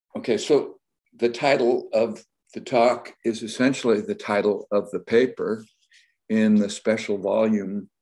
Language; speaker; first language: English; native; English